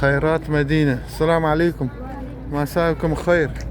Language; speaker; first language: Arabic; non-native, learner; Uzbek